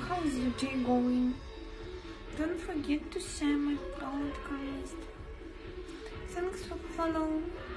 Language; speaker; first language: English; non-native, learner; Russian